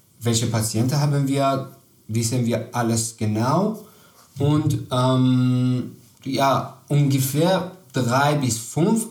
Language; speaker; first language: German; non-native, learner; Persian